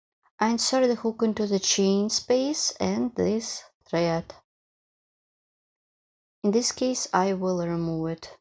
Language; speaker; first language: English; non-native, fluent; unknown